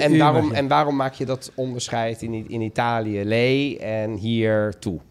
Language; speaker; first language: Dutch; native; Dutch